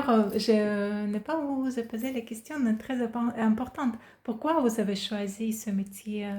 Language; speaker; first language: French; non-native, fluent; Russian